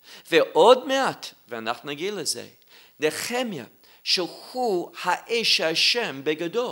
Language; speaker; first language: Hebrew; non-native, fluent; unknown